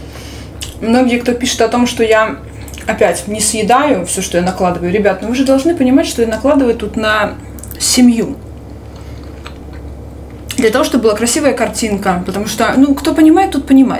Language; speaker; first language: Russian; native; Russian